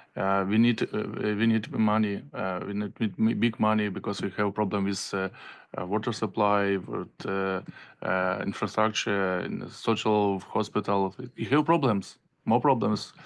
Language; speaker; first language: English; non-native, learner; Ukrainian